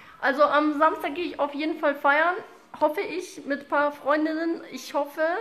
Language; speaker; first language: German; early bilingual, other home language; Russian